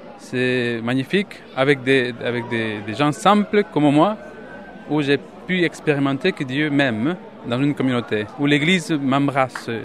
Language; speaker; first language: French; non-native, fluent; Spanish